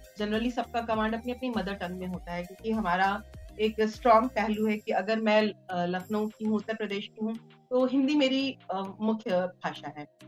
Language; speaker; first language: Hindi; native; Hindi